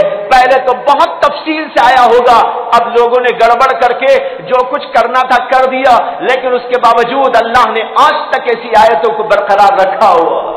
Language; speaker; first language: Urdu; native; Urdu